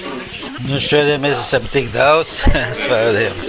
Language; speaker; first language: Latvian; non-native, local second language; Russian